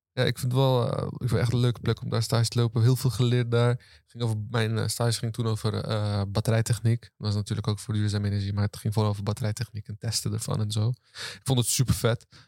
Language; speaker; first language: Dutch; early bilingual, other home language; Turkish